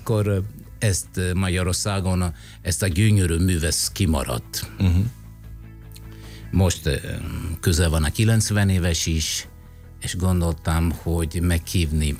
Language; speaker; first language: Hungarian; non-native, fluent; Italian